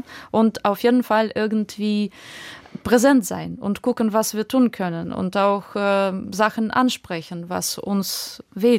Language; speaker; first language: German; non-native, fluent; Russian